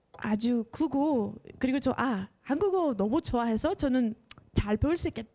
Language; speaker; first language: Korean; non-native, fluent; Spanish